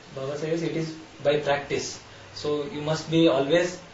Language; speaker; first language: Hindi; native; Hindi